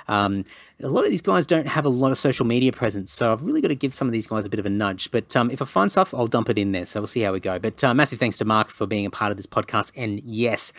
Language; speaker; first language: English; native; English